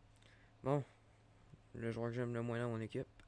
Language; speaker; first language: French; native; French